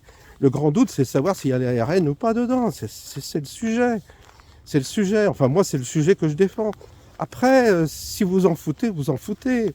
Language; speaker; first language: French; native; French